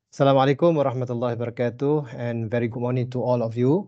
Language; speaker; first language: English; non-native, local second language; Malay